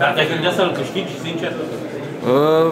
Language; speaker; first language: Romanian; native; Romanian